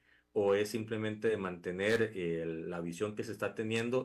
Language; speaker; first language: Spanish; native; Spanish